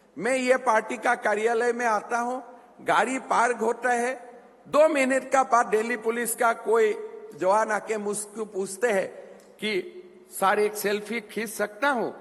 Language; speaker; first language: Hindi; non-native, local second language; Assamese